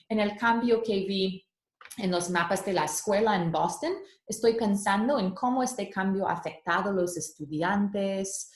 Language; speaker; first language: Spanish; early bilingual, heritage; Spanish